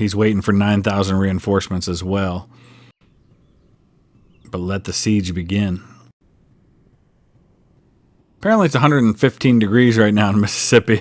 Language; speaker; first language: English; native; English